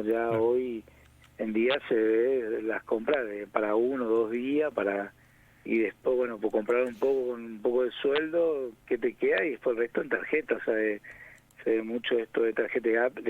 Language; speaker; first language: Spanish; native; Spanish